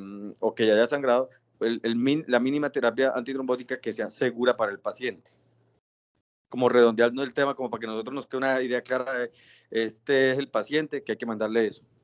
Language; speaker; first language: Spanish; native; Spanish